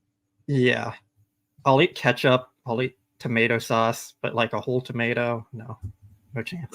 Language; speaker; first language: English; native; English